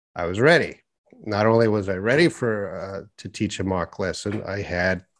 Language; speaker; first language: English; native; English